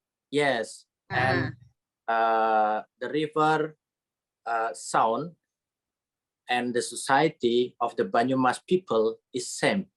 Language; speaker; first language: English; non-native, learner; Indonesian